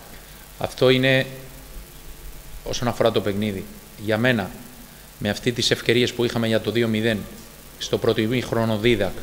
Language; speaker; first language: Greek; non-native, fluent; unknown